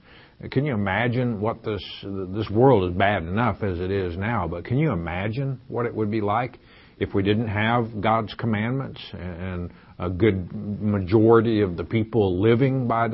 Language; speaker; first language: English; native; English